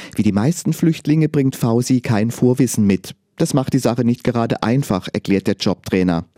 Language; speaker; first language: German; native; German